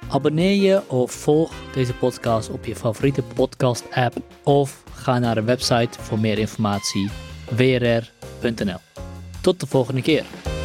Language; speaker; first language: Dutch; native; Dutch